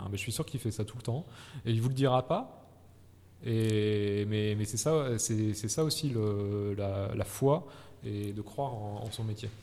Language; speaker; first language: French; native; French